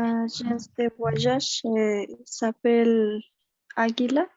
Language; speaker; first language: French; non-native, learner; Spanish